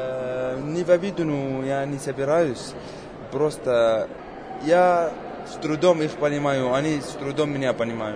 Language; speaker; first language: Russian; non-native, fluent; Arabic